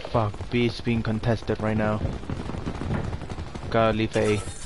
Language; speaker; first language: English; non-native, fluent; Spanish